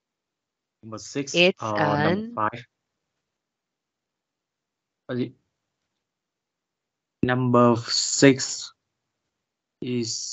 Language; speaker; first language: English; non-native, learner; Vietnamese